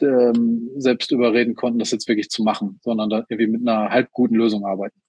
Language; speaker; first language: German; native; German